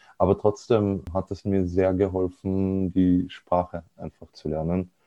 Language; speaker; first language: German; early bilingual, other home language; Arabic